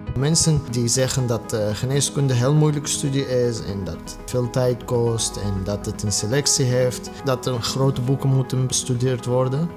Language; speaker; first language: Dutch; non-native, learner; Arabic